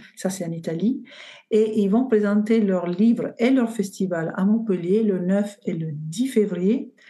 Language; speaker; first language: French; non-native, fluent; Italian